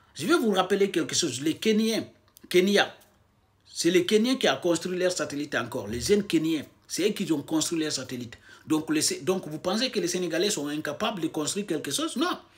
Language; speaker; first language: French; non-native, local second language; Fula